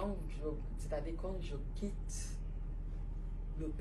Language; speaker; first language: French; non-native, fluent; Igbo